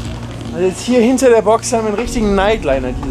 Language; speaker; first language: German; native; German